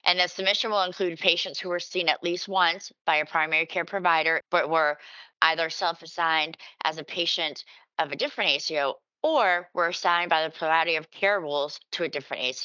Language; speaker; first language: English; native; English